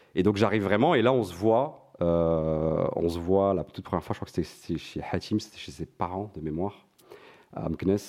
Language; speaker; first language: French; non-native, local second language; Arabic